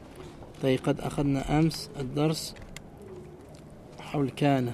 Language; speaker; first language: Arabic; non-native, fluent; French